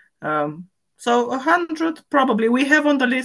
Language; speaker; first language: English; non-native, fluent; Romanian